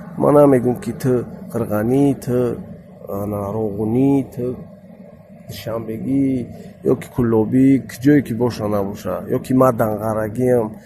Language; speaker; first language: Tajik; native; Tajik